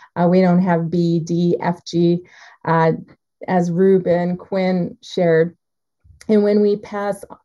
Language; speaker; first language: English; native; English